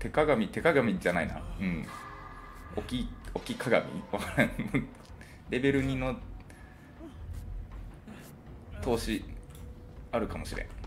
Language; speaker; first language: Japanese; native; Japanese